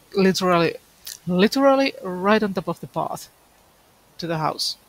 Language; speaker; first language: English; non-native, fluent; Finnish